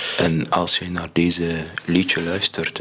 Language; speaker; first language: Dutch; non-native, learner; Arabic